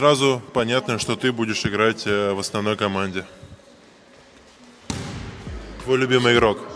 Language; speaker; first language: Russian; native; Russian